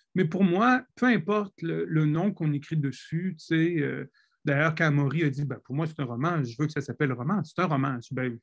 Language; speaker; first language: French; native; French